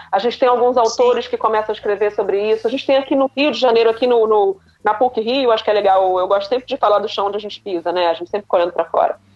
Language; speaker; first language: Portuguese; native; Portuguese